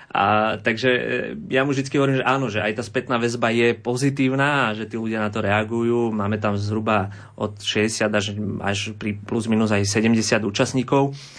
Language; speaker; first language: Slovak; native; Slovak